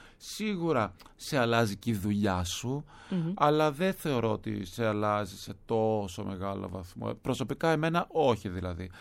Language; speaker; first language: Greek; native; Greek